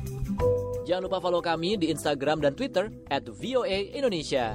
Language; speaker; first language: Indonesian; native; Indonesian